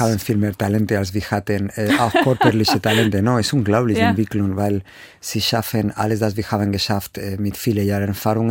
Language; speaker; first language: German; non-native, fluent; Spanish